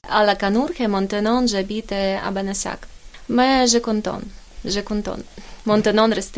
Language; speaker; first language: French; non-native, learner; Ukrainian